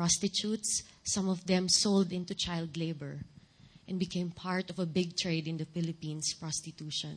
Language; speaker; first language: English; non-native, local second language; Filipino